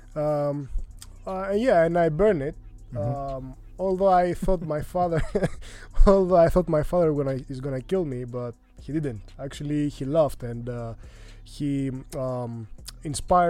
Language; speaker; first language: English; non-native, fluent; Greek